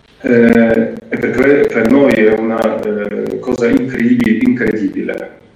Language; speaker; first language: Italian; non-native, fluent; Ukrainian